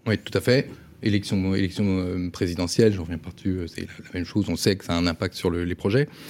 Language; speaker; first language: French; native; French